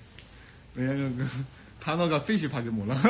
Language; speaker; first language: Korean; non-native, fluent; Chinese